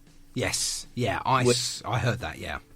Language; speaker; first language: English; native; English